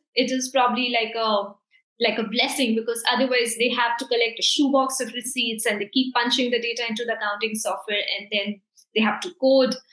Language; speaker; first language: English; non-native, local second language; Hindi